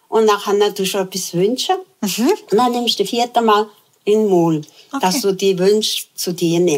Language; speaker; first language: German; non-native, fluent; Tibetan